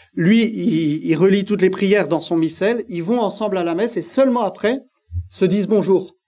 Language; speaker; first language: French; native; French